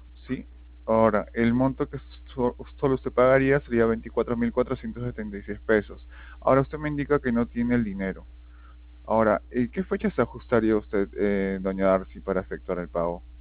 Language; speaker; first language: Spanish; native; Spanish